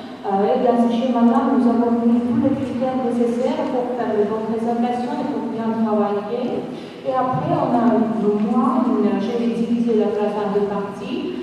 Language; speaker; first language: French; non-native, fluent; Georgian